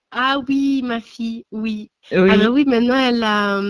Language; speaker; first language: French; native; French